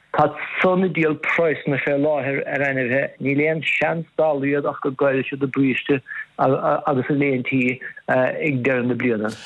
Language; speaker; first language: Irish; native; Irish